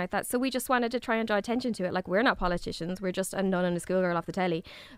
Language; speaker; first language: English; native; English